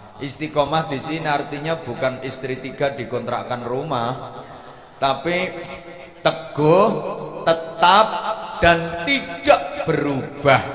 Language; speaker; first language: Indonesian; non-native, local second language; Javanese